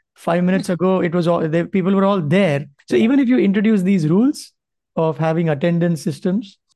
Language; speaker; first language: English; non-native, local second language; Marathi